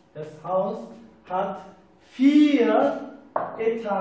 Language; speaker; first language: German; non-native, fluent; Turkish